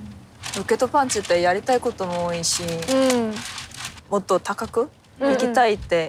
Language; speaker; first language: Japanese; non-native, fluent; Korean